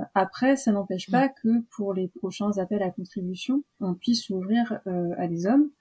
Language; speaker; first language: French; native; French